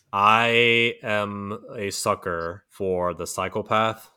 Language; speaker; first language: English; native; English